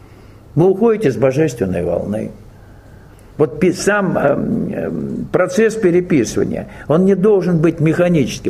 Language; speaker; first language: Russian; native; Russian